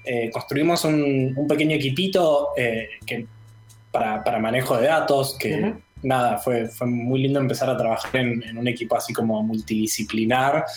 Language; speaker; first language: Spanish; native; Spanish